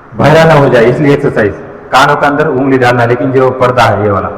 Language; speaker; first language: Hindi; non-native, local second language; Marathi